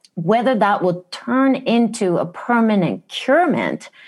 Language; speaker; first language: English; non-native, fluent; Japanese